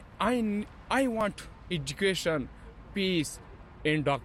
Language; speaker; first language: English; non-native, learner; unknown